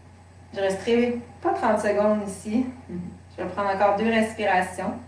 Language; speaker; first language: French; native; French